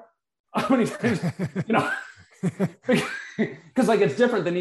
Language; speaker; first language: English; native; English